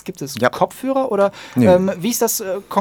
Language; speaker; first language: German; native; German